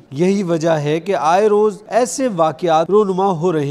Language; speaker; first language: Urdu; native; Urdu